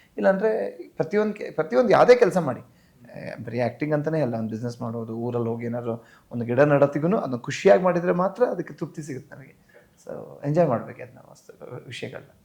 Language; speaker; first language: Kannada; native; Kannada